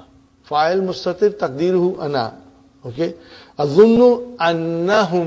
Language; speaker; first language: Arabic; non-native, fluent; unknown